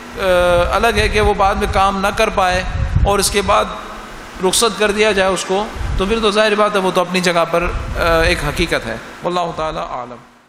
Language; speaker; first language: Urdu; native; Urdu